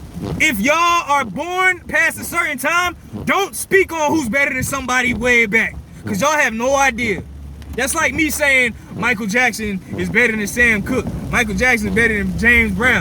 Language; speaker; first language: English; native; English